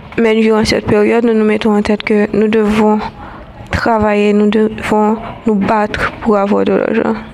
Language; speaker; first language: French; non-native, local second language; Haitian Creole